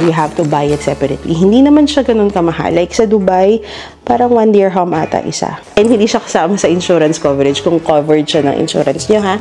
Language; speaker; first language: Filipino; native; Filipino